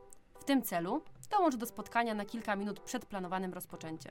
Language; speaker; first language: Polish; native; Polish